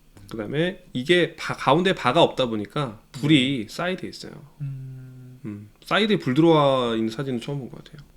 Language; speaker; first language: Korean; native; Korean